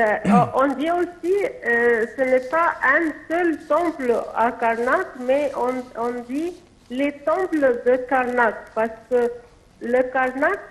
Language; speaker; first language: French; non-native, local second language; Arabic